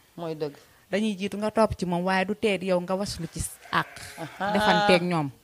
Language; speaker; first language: Wolof; native; Wolof